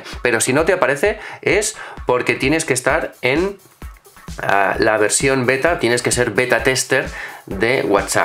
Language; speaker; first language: Spanish; native; Spanish